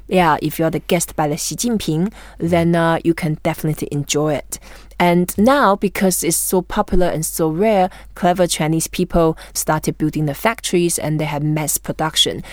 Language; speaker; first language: English; non-native, fluent; Chinese